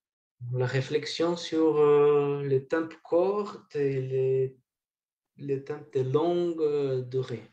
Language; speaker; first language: French; non-native, learner; Portuguese